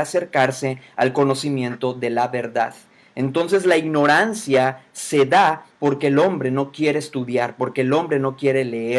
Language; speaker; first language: Spanish; native; Spanish